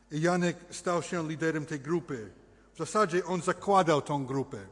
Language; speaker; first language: Polish; early bilingual, other home language; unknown